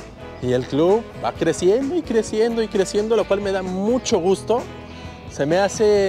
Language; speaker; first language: Spanish; native; Spanish